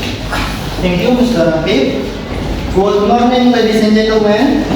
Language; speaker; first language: English; non-native, learner; Indonesian